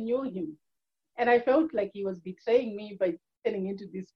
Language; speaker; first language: English; non-native, local second language; Shona